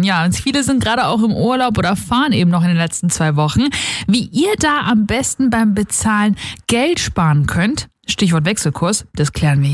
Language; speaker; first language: German; native; German